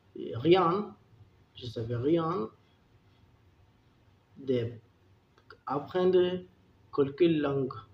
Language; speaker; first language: French; non-native, learner; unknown